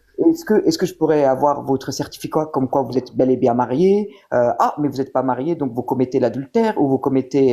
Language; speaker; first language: French; native; French